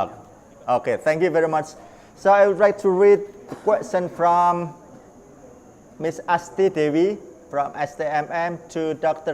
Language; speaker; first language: English; non-native, learner; Indonesian